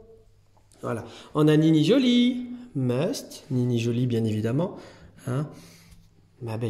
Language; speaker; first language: French; native; French